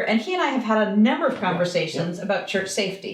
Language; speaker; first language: English; native; English